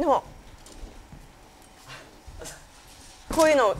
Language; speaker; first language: Japanese; native; Japanese